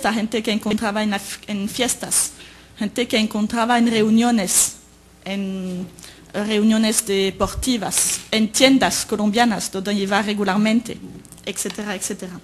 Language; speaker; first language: Spanish; native; Spanish